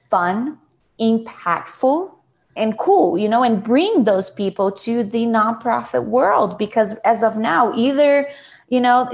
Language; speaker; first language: English; non-native, fluent; Portuguese